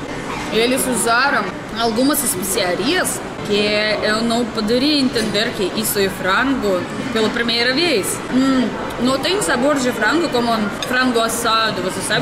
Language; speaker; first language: Portuguese; non-native, learner; Russian